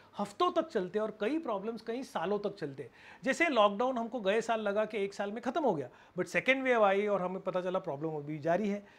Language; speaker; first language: Hindi; non-native, local second language; Marathi